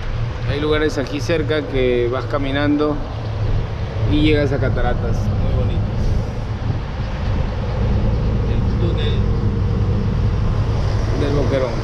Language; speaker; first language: Spanish; native; Spanish